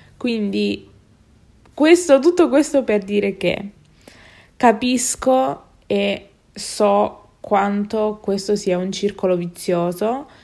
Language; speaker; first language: Italian; native; Italian